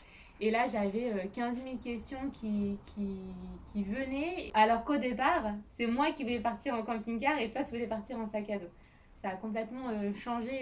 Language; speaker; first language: French; native; French